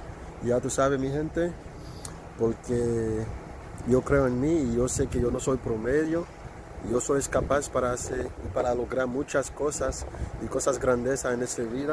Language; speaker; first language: Spanish; non-native, learner; Haitian Creole